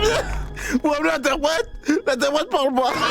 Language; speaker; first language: French; native; French